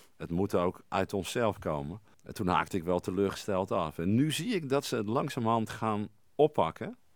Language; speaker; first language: Dutch; native; Dutch